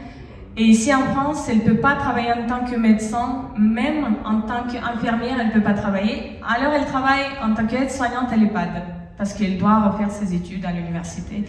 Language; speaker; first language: French; non-native, fluent; Russian